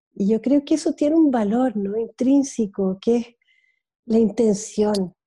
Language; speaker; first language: Spanish; early bilingual, heritage; Spanish